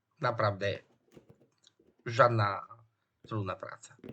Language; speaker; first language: Polish; non-native, fluent; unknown